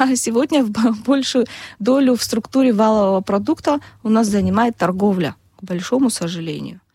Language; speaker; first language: Russian; non-native, local second language; Abkhazian